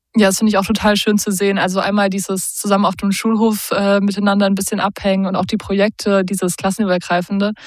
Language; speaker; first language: German; native; German